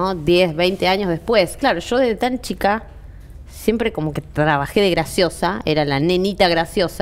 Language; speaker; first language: Spanish; native; Spanish